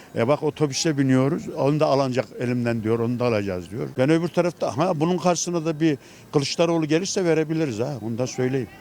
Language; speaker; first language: Turkish; native; Turkish